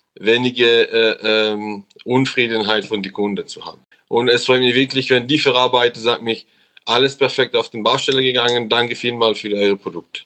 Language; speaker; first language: German; non-native, local second language; French